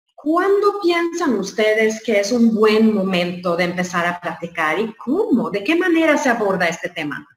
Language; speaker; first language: Spanish; non-native, fluent; Swedish